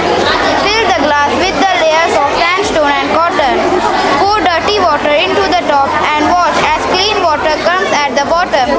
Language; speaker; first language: English; non-native, learner; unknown